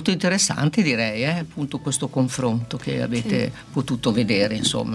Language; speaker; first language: Italian; native; Italian